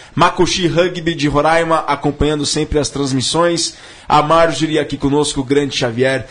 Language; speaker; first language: Portuguese; native; Portuguese